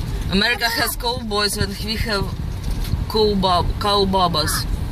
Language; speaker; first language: English; non-native, fluent; Ukrainian